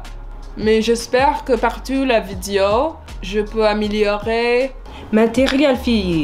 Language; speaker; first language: French; non-native, learner; English